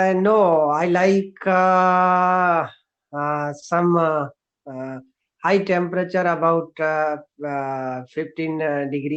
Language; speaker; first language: English; non-native, learner; Hindi